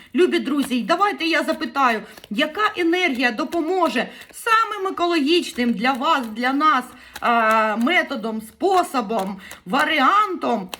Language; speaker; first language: Ukrainian; native; Ukrainian